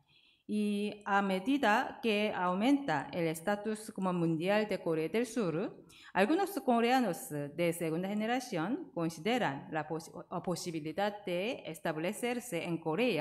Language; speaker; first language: Spanish; non-native, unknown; Korean